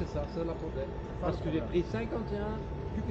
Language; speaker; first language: French; non-native, local second language; Dutch